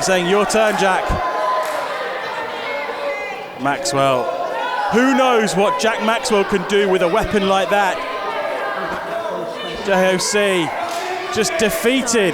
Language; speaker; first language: English; native; English